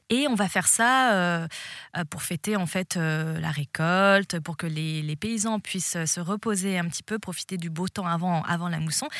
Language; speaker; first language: French; early bilingual, other home language; Cantonese